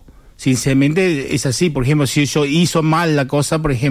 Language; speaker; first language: Spanish; non-native, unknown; Chinese